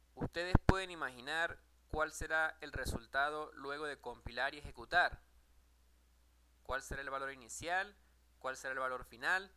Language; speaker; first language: Spanish; native; Spanish